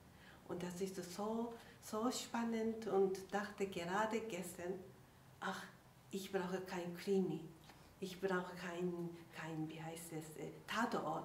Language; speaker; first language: German; non-native, fluent; Japanese